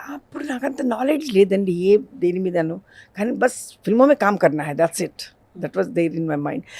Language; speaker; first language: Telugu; non-native, local second language; Urdu